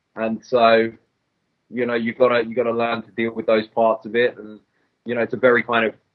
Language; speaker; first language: English; native; English